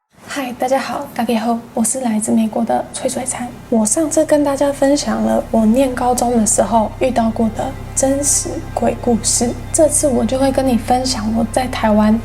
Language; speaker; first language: Chinese; non-native, fluent; English